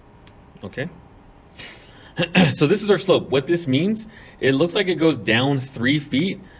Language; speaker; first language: English; native; English